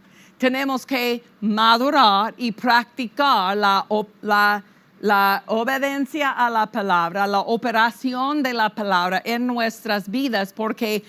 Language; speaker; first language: Spanish; non-native, fluent; English